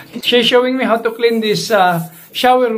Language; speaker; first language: English; non-native, local second language; Filipino